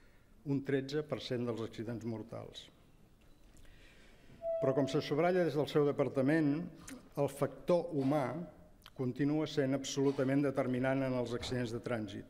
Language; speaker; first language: Catalan; native; Catalan